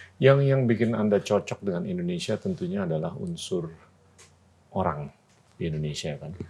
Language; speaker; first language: Indonesian; native; Indonesian